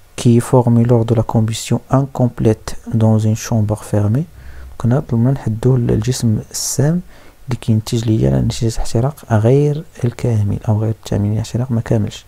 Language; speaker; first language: French; non-native, local second language; Arabic